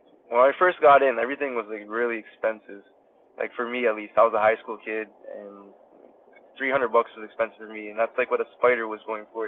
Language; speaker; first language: English; native; English